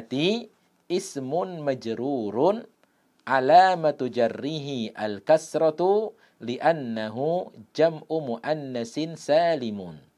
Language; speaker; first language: Arabic; non-native, fluent; Indonesian